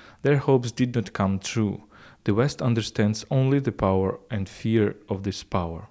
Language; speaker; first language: English; non-native, fluent; Ukrainian